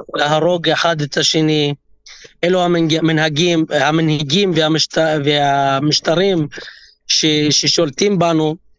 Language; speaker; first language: Hebrew; non-native, local second language; Arabic